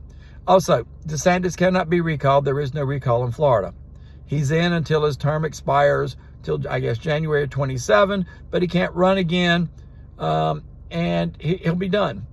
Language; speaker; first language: English; native; English